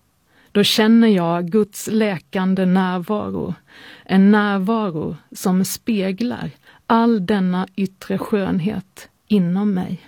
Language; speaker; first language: Swedish; native; Swedish